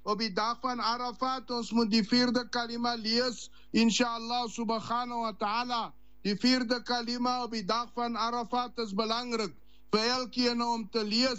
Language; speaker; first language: Dutch; non-native, learner; Afrikaans